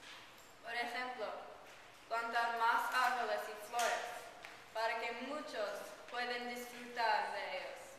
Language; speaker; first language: Spanish; non-native, learner; English